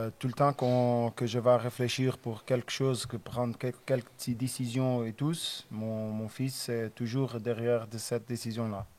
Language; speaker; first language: French; non-native, learner; Portuguese